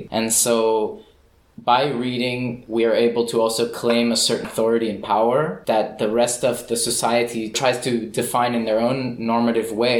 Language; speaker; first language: English; native; English